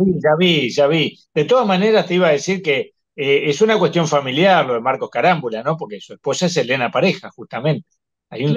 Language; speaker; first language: Spanish; native; Spanish